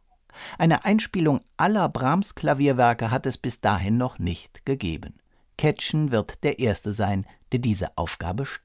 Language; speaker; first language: German; native; German